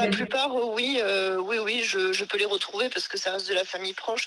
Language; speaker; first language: French; native; French